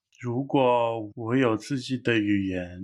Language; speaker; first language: Chinese; non-native, fluent; English